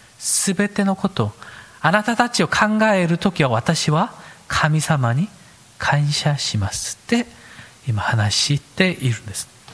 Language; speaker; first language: Japanese; non-native, fluent; Korean